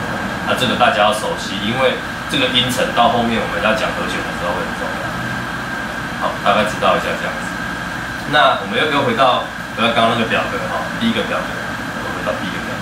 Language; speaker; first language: Chinese; native; Chinese